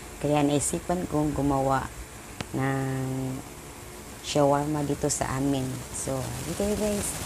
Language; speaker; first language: Filipino; non-native, local second language; Cebuano